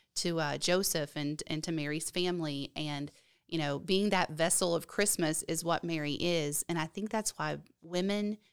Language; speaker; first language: English; native; English